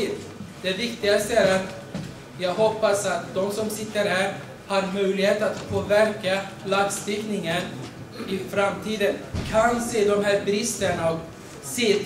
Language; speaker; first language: Swedish; non-native, fluent; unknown